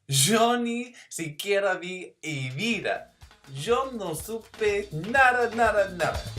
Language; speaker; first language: Spanish; non-native, learner; English